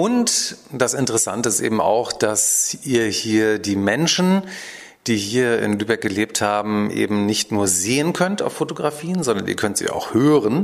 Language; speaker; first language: German; native; German